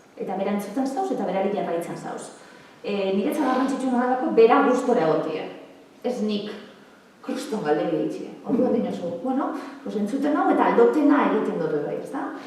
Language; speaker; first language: Basque; native; Basque